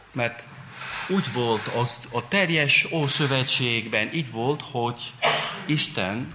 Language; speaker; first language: Hungarian; non-native, fluent; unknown